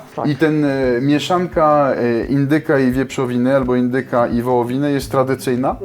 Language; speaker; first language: Polish; non-native, fluent; French